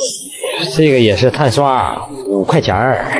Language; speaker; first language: Chinese; native; Chinese